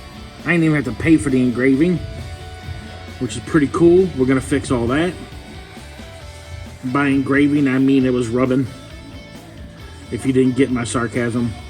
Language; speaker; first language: English; native; English